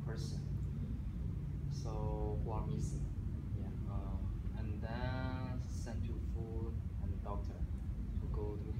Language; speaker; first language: English; non-native, learner; Chinese